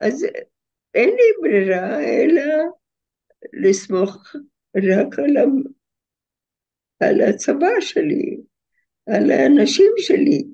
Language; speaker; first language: Hebrew; non-native, fluent; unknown